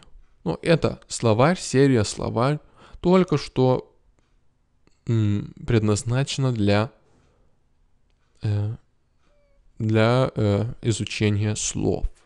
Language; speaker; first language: Russian; non-native, fluent; Lithuanian